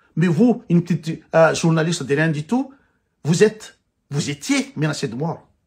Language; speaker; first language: French; non-native, local second language; Malagasy